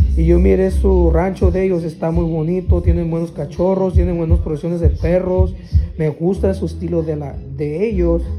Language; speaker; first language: Spanish; early bilingual, heritage; Spanish